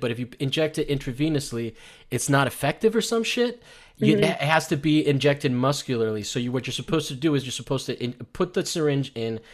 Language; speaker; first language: English; early bilingual, other home language; Spanish